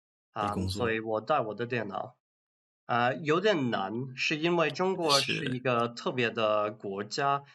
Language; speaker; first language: Chinese; non-native, learner; English